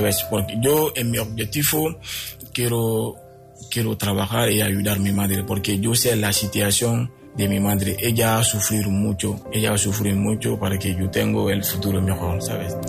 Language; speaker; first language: Spanish; non-native, local second language; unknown